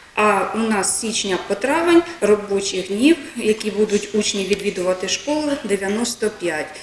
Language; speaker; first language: Ukrainian; native; Ukrainian